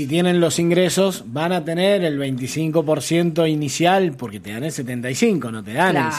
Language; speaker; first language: Spanish; native; Spanish